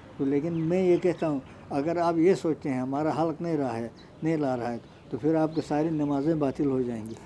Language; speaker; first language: Urdu; non-native, local second language; Shina